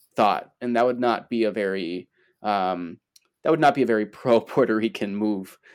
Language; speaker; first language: English; early bilingual, other home language; Spanish